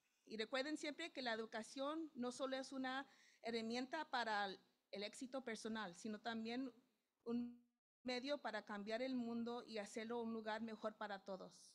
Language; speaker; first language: Spanish; non-native, learner; English